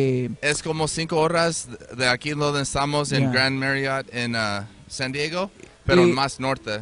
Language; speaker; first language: Spanish; early bilingual, heritage; Spanish